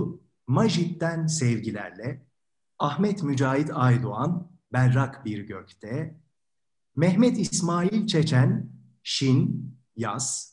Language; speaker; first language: Turkish; native; Turkish